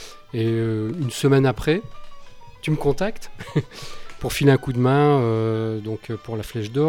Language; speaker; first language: French; native; French